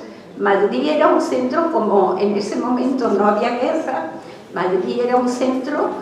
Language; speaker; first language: Spanish; early bilingual, other home language; Hungarian